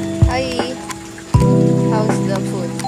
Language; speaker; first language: English; non-native, local second language; Filipino